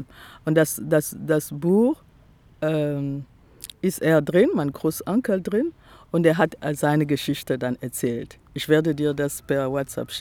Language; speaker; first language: German; non-native, fluent; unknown